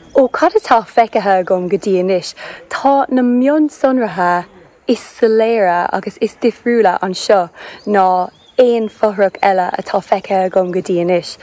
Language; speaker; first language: Irish; non-native, local second language; English